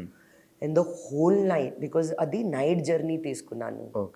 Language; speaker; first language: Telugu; non-native, local second language; Hindi